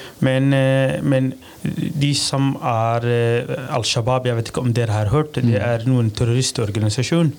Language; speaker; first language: Norwegian; non-native, fluent; Somali